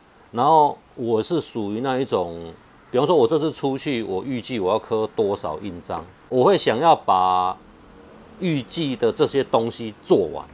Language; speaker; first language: Chinese; non-native, local second language; Min Nan Chinese